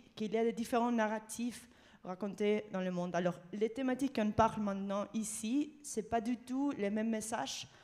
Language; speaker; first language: French; non-native, fluent; Spanish